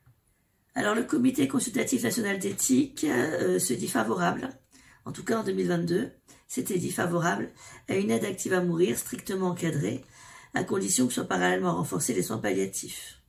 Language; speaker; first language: French; native; French